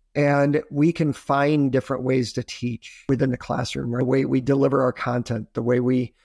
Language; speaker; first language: English; native; English